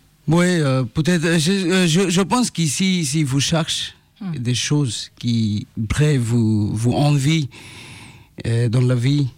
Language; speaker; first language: French; non-native, learner; Bangla